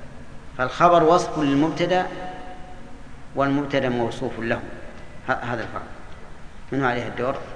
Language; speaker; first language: Arabic; native; Arabic